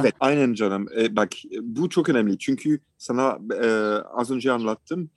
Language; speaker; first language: Turkish; non-native, fluent; French